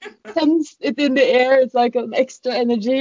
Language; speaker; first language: English; non-native, fluent; Norwegian